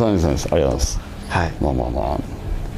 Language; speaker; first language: Japanese; native; Japanese